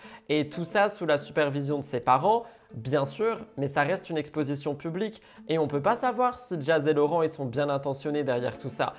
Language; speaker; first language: French; native; French